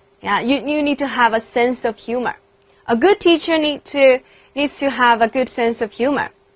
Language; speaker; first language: English; non-native, fluent; Chinese